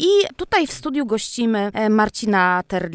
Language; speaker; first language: Polish; native; Polish